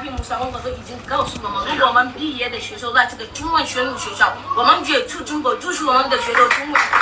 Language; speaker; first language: Chinese; non-native, learner; Hausa